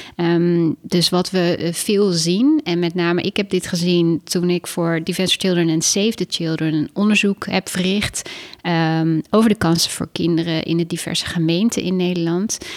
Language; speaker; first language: Dutch; native; Dutch